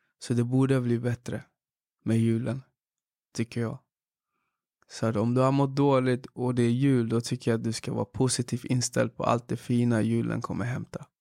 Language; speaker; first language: Swedish; early bilingual, other home language; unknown